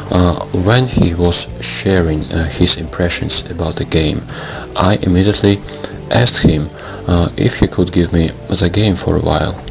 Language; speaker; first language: English; non-native, fluent; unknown